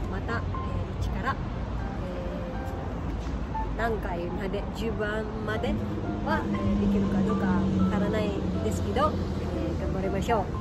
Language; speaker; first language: Japanese; non-native, fluent; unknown